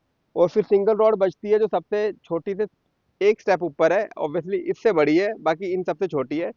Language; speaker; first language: Hindi; native; Hindi